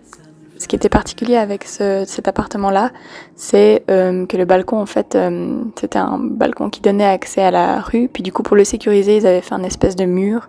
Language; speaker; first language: French; native; French